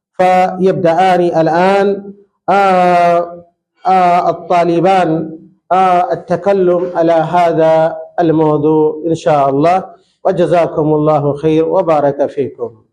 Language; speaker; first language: Arabic; non-native, fluent; Urdu